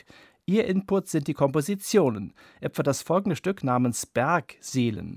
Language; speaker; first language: German; native; German